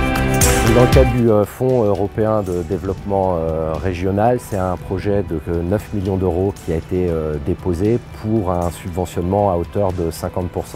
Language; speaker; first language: French; native; French